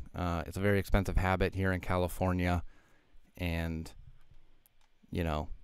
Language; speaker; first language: English; native; English